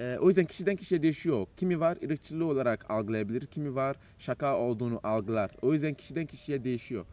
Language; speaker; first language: Turkish; non-native, fluent; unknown